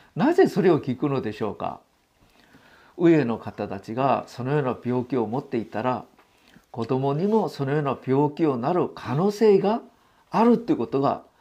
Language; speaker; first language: Japanese; non-native, fluent; Korean